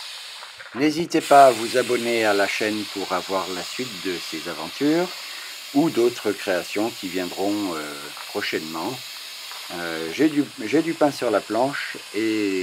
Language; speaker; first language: French; native; French